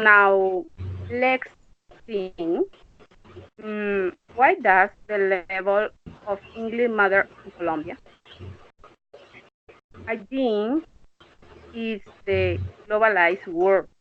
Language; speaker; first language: English; non-native, learner; Spanish